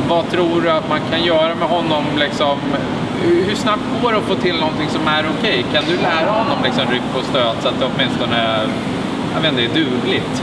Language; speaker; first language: Swedish; native; Swedish